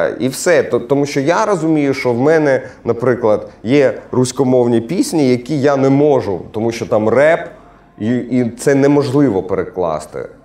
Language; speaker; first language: Ukrainian; non-native, local second language; Russian